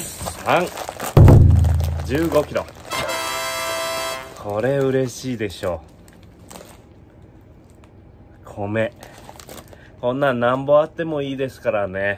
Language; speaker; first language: Japanese; native; Japanese